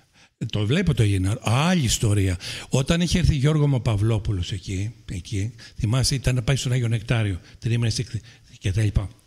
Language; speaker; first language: Greek; native; Greek